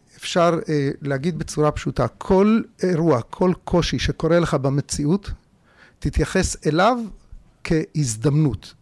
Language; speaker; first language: Hebrew; early bilingual, other home language; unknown